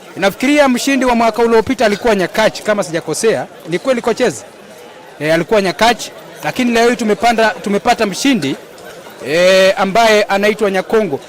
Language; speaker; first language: Swahili; non-native, local second language; Gusii